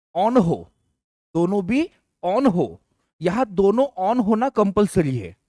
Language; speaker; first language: Hindi; non-native, local second language; Marathi